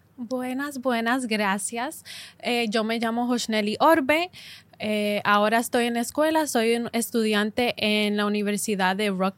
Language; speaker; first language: Spanish; early bilingual, heritage; Spanish